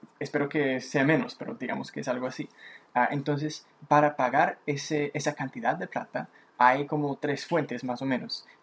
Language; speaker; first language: Spanish; native; Spanish